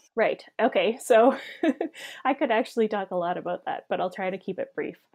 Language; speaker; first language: English; native; English